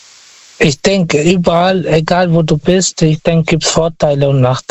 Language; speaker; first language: German; non-native, fluent; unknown